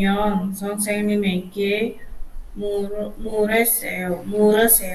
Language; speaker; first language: Korean; non-native, learner; Indonesian